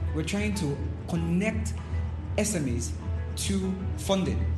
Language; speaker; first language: English; non-native, local second language; Yoruba